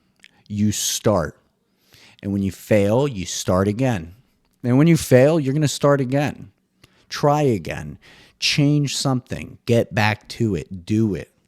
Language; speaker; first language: English; native; English